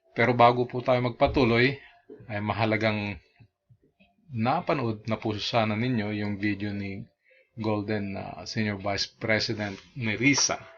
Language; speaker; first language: Filipino; non-native, local second language; Iloko